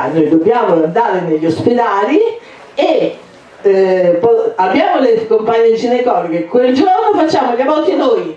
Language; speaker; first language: Italian; native; Italian